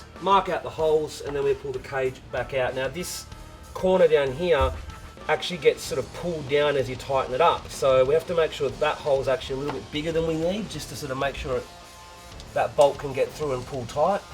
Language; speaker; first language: English; native; English